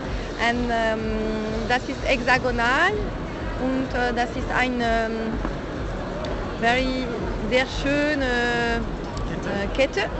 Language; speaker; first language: German; non-native, learner; French